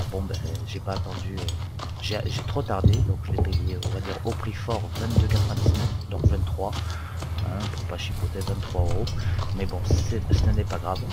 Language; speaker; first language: French; native; French